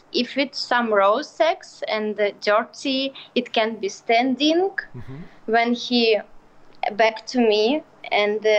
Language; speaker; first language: English; non-native, learner; Ukrainian